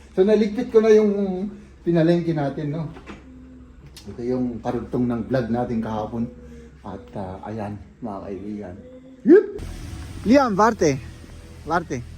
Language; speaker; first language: Filipino; native; Filipino